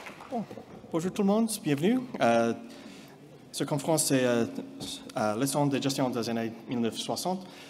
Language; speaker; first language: French; non-native, learner; English